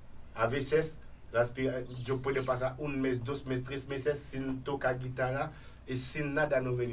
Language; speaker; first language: Spanish; non-native, fluent; Haitian Creole